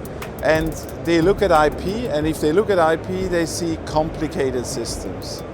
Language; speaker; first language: English; non-native, fluent; German